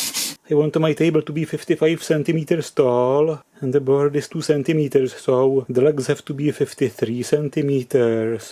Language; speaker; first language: English; non-native, fluent; Czech